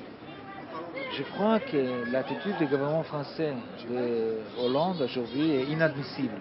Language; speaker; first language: French; non-native, fluent; Hebrew